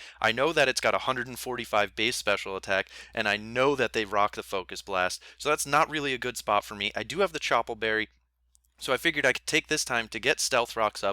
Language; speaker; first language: English; native; English